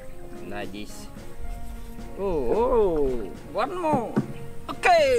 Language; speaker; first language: English; non-native, learner; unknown